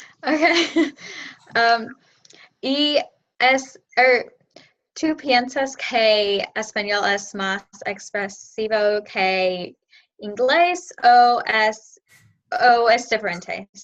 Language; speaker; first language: Spanish; non-native, learner; English